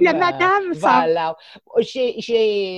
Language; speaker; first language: French; non-native, fluent; English